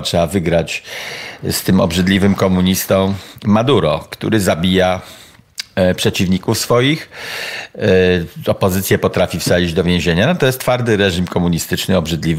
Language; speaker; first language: Polish; native; Polish